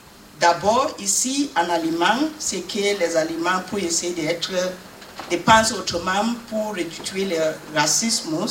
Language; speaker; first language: French; non-native, learner; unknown